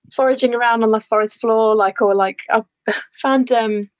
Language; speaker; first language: English; native; English